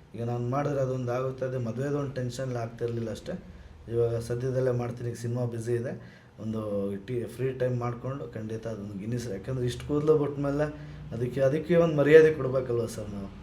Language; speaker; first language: Kannada; native; Kannada